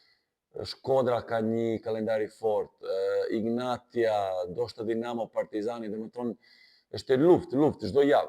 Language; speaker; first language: Albanian; non-native, learner; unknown